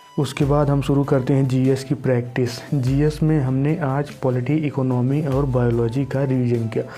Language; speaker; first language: Hindi; native; Hindi